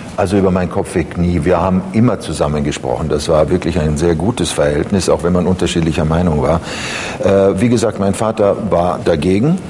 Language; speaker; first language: German; early bilingual, other home language; Croatian